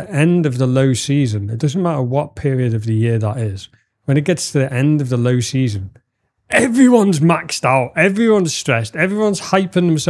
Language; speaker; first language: English; native; English